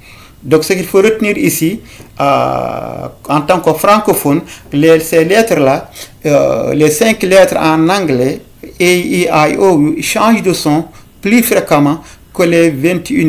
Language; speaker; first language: French; non-native, local second language; Fula